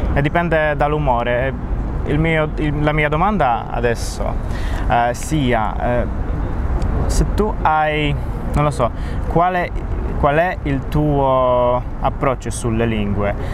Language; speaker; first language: Italian; non-native, learner; Polish